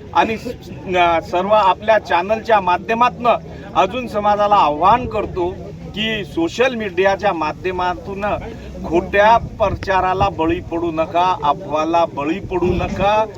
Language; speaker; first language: Marathi; non-native, local second language; Lambadi